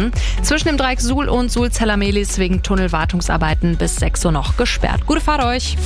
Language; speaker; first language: German; native; German